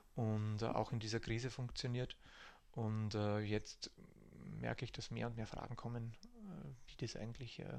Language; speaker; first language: German; native; German